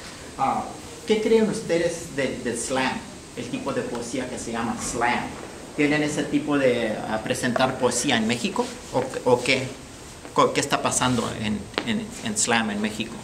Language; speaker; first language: Spanish; non-native, fluent; English